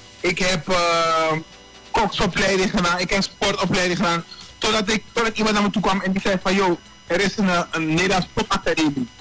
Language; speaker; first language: Dutch; native; Dutch